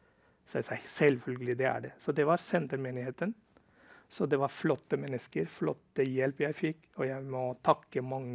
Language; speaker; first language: Norwegian; non-native, fluent; Rohingya